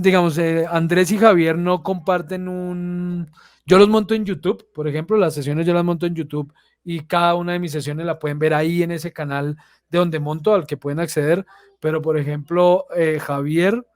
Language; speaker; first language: Spanish; native; Spanish